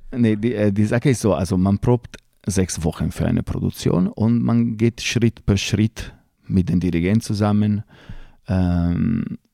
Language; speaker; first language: German; non-native, fluent; Italian